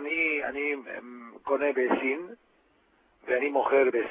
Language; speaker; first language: Hebrew; non-native, fluent; Spanish